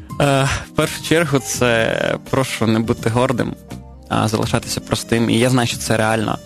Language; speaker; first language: Ukrainian; native; Ukrainian